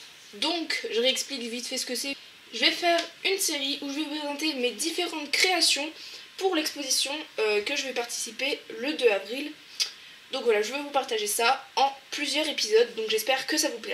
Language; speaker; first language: French; native; French